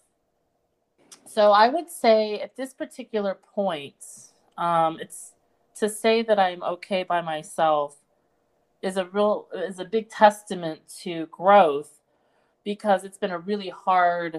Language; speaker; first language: English; native; English